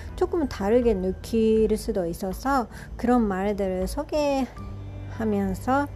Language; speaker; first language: Korean; non-native, fluent; Japanese